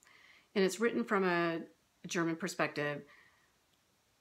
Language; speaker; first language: English; native; English